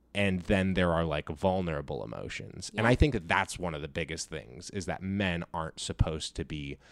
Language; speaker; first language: English; native; English